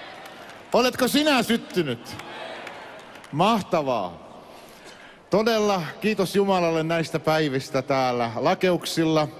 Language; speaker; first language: Finnish; native; Finnish